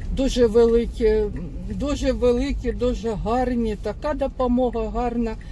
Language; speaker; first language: Ukrainian; non-native, local second language; Russian